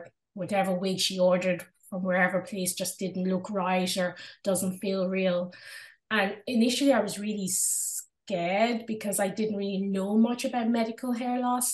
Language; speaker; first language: English; non-native, local second language; Yoruba